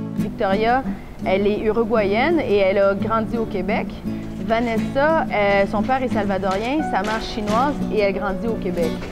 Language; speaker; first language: French; native; French